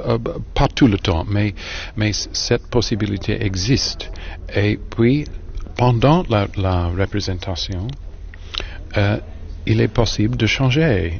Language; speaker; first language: French; non-native, fluent; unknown